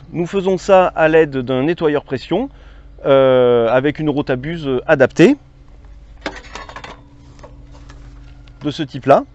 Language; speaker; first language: French; native; French